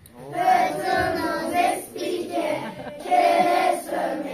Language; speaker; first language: French; non-native, learner; Turkish